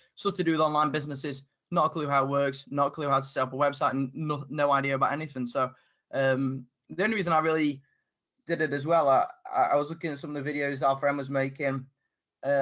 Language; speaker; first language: English; native; English